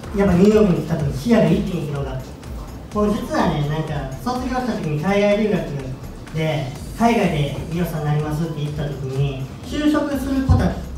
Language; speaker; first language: Japanese; native; Japanese